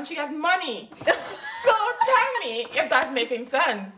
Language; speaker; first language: English; native; English